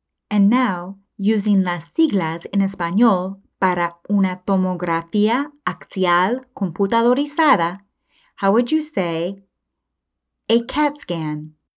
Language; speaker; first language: Spanish; non-native, fluent; English